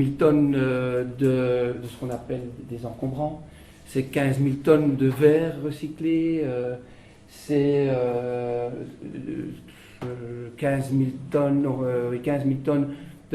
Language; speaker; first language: French; native; French